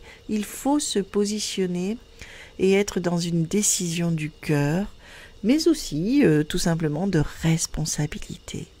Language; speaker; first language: French; native; French